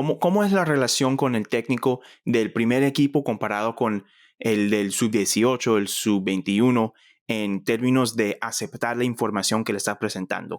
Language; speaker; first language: Spanish; early bilingual, heritage; Spanish